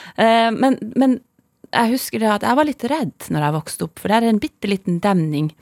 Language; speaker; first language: Norwegian; non-native, local second language; Northern Sami